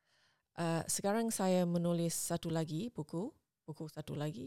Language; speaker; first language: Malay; non-native, learner; English